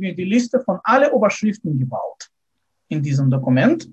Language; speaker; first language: German; non-native, fluent; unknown